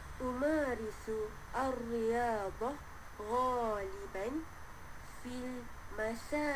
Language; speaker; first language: Arabic; non-native, learner; Malay